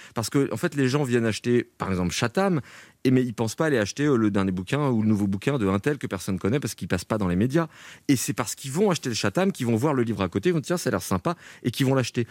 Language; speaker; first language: French; native; French